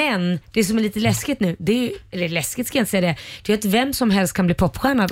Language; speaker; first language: Swedish; native; Swedish